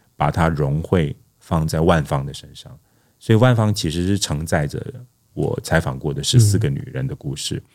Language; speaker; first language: Chinese; non-native, local second language; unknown